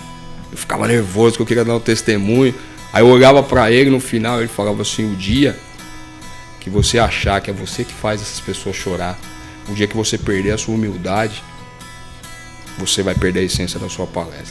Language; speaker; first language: Portuguese; native; Portuguese